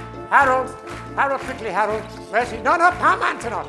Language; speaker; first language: English; native; English